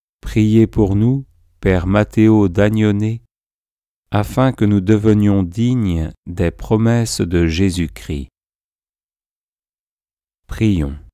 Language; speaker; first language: French; native; French